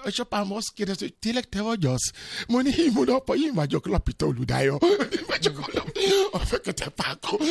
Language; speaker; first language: Hungarian; non-native, learner; Albanian